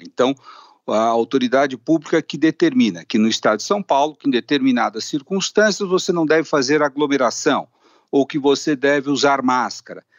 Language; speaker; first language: Portuguese; native; Portuguese